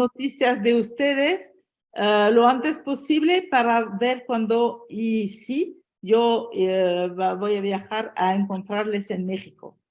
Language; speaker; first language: Spanish; non-native, fluent; French